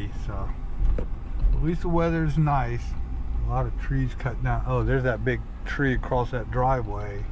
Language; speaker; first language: English; native; English